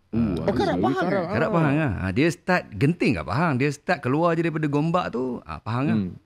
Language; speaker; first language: Malay; native; Malay